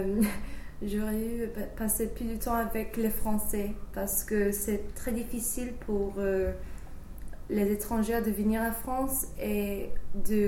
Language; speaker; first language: French; non-native, fluent; English